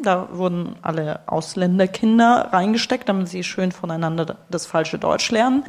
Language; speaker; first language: German; early bilingual, other home language; Russian